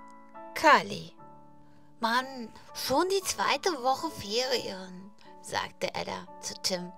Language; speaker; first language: German; native; German